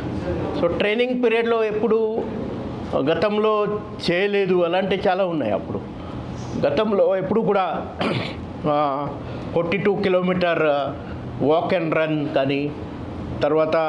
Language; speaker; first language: Telugu; non-native, fluent; Marathi